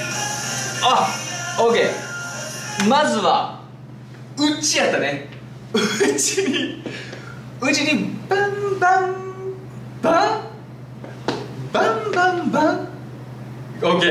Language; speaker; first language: Japanese; native; Japanese